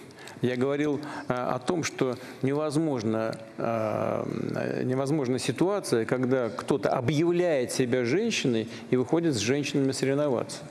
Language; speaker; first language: Russian; native; Russian